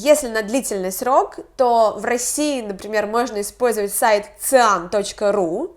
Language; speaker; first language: Russian; native; Russian